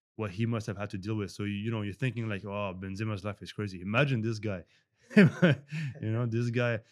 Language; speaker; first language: English; non-native, fluent; French